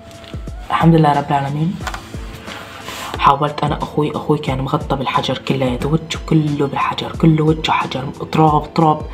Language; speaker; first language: Arabic; native; Arabic